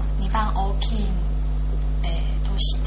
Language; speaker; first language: Japanese; non-native, learner; Chinese